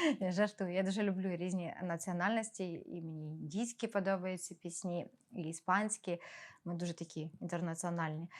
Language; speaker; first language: Ukrainian; non-native, local second language; Russian